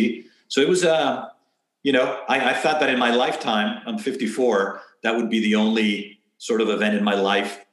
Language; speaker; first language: English; early bilingual, other home language; Spanish